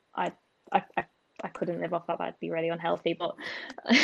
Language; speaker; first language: English; native; English